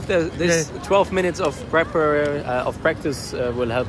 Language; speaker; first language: English; non-native, fluent; German